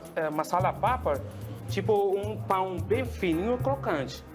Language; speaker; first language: Portuguese; non-native, learner; Punjabi